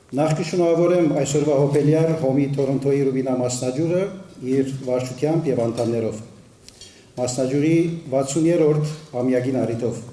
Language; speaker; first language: Armenian; early bilingual, heritage; Armenian